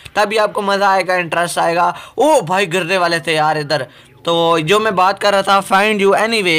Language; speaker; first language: Hindi; native; Hindi